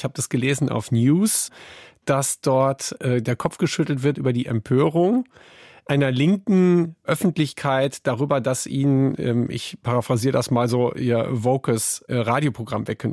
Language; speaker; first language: German; native; German